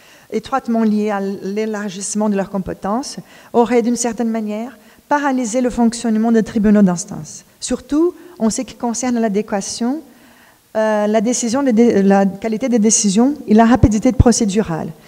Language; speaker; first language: French; non-native, fluent; Portuguese